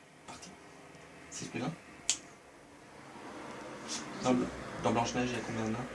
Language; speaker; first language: French; native; French